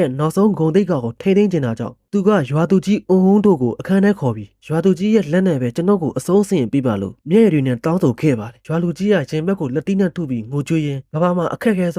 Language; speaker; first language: Burmese; native; Burmese